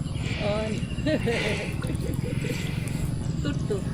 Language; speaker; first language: Finnish; non-native, learner; Thai